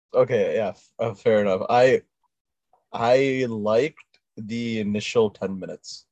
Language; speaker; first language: English; early bilingual, other home language; Telugu